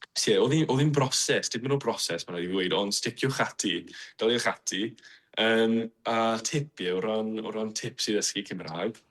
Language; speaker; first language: Welsh; non-native, fluent; English